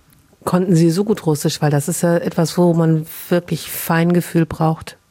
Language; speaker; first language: German; native; German